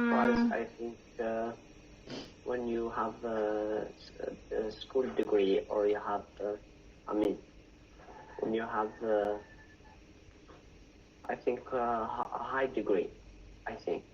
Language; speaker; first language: English; non-native, learner; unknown